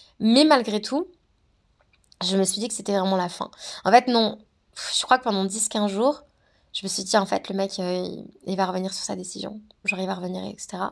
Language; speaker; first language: French; native; French